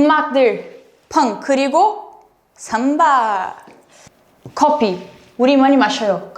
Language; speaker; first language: Korean; non-native, fluent; Portuguese